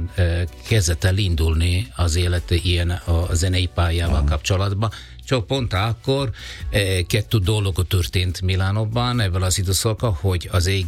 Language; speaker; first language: Hungarian; non-native, learner; Italian